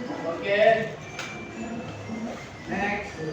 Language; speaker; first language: English; non-native, learner; Indonesian